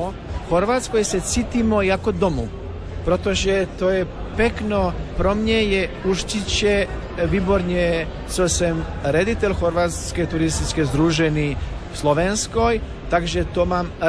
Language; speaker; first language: Slovak; non-native, learner; Croatian